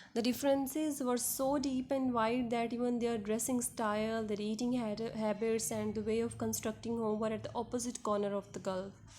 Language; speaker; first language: English; non-native, local second language; Urdu